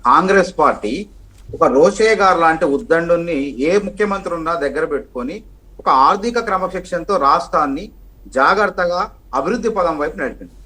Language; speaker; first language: Telugu; native; Telugu